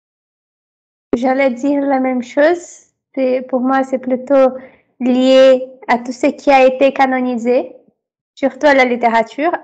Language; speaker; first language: French; non-native, fluent; Portuguese